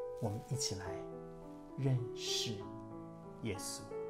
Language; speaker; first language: Chinese; native; Chinese